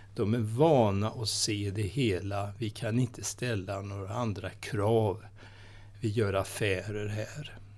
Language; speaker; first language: Swedish; native; Swedish